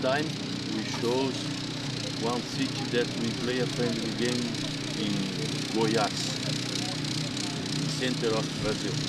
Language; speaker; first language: English; non-native, learner; Portuguese